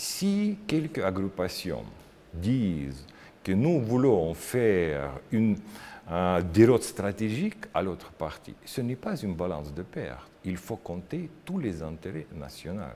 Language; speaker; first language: French; non-native, learner; Russian